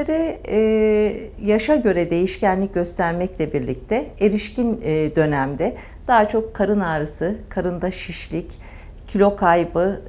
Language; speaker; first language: Turkish; native; Turkish